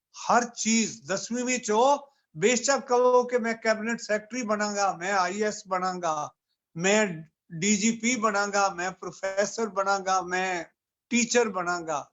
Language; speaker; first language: Hindi; non-native, local second language; Punjabi